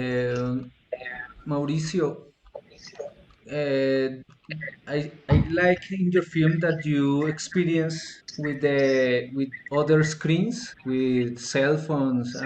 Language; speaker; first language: English; non-native, fluent; Spanish